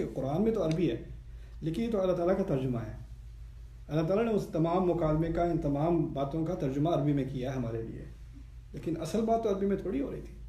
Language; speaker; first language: Urdu; early bilingual, heritage; Urdu